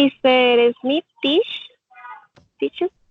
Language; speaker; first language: English; non-native, learner; Spanish